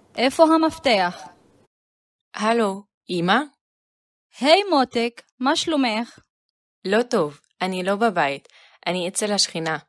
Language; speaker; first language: Hebrew; non-native, local second language; Arabic